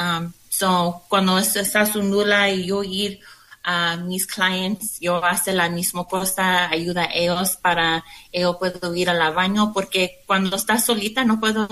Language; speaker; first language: Spanish; non-native, learner; English